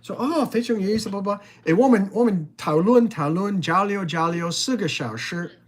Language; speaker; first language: Chinese; non-native, learner; English